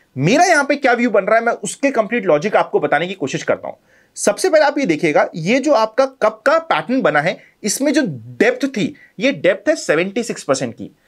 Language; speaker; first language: Hindi; native; Hindi